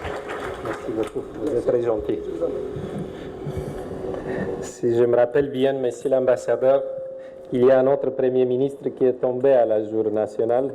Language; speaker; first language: French; non-native, fluent; Romanian